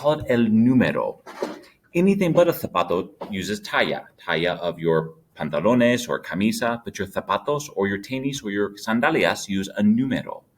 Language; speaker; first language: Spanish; non-native, fluent; English